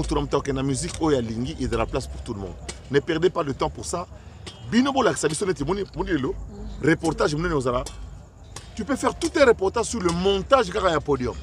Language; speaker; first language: French; non-native, local second language; Lingala